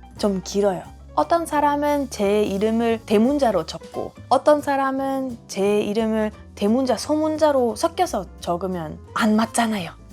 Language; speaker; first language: Korean; non-native, fluent; German